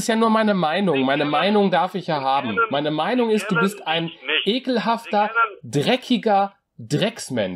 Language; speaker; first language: German; native; German